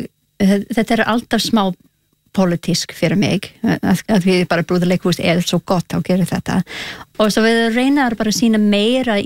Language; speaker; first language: Icelandic; non-native, learner; English